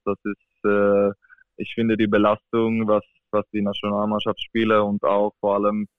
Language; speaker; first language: German; non-native, fluent; Swedish